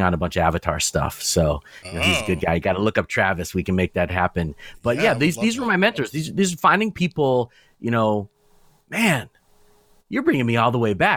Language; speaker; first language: English; native; English